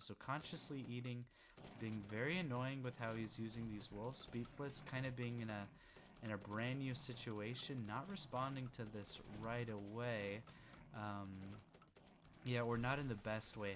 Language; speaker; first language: English; native; English